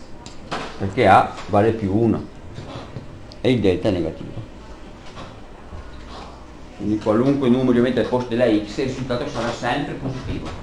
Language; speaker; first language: Italian; native; Italian